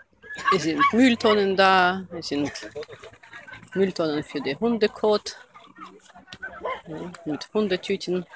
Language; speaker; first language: German; non-native, learner; Russian